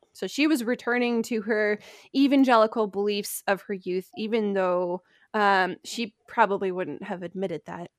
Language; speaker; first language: English; native; English